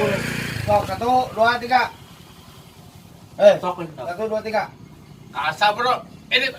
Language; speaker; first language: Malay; non-native, local second language; Sundanese